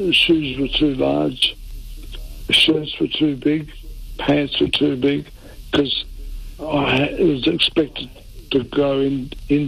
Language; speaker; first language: English; non-native, local second language; Italian